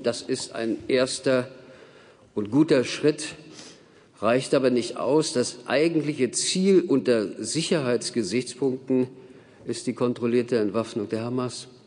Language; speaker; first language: German; native; German